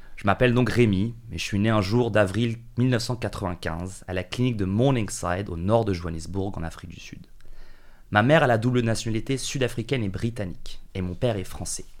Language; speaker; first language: French; early bilingual, other home language; English